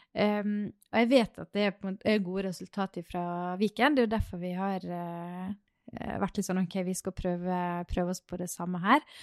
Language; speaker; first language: Norwegian; native; Norwegian